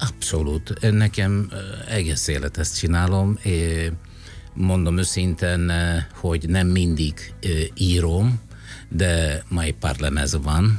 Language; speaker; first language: Hungarian; non-native, fluent; Italian